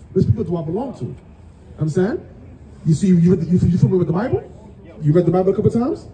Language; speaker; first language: English; native; English